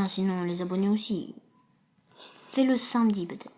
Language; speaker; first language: French; native; French